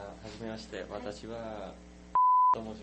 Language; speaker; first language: Japanese; non-native, learner; Thai